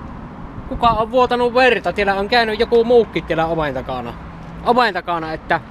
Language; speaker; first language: Finnish; native; Finnish